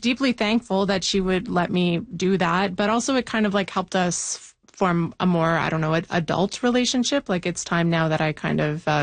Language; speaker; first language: English; native; English